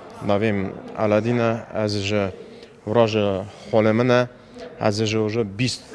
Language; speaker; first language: Kurdish; early bilingual, heritage; Kurdish